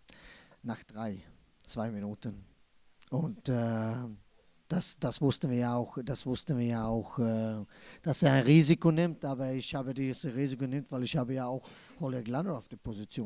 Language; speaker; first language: German; non-native, fluent; Swedish